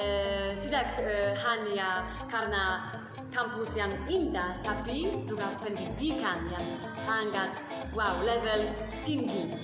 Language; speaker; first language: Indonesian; non-native, learner; Polish